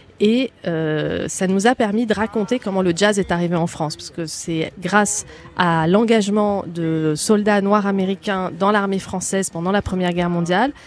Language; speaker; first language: French; early bilingual, other home language; Arabic